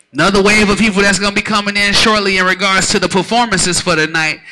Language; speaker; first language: English; native; English